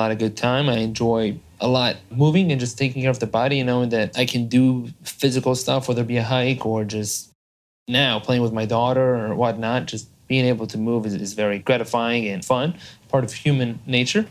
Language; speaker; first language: English; non-native, fluent; Hebrew